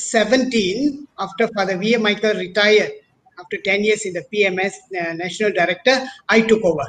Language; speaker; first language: English; non-native, local second language; Tamil